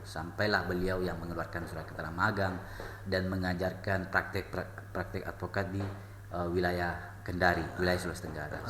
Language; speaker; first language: Indonesian; non-native, local second language; Buginese